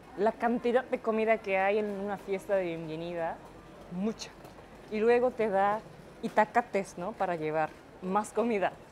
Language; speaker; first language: Spanish; non-native, fluent; Japanese